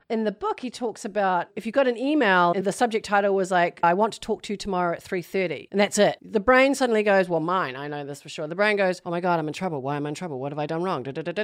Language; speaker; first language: English; native; English